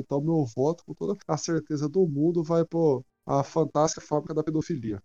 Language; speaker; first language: Portuguese; native; Portuguese